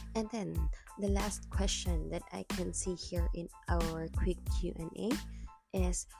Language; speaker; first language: English; non-native, local second language; Cebuano